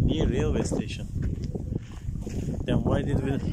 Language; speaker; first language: English; non-native, learner; Turkish